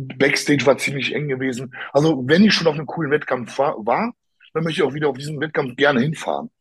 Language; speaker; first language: German; early bilingual, other home language; Polish